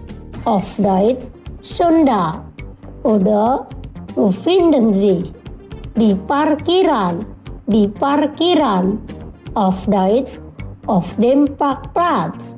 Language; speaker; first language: German; non-native, fluent; Indonesian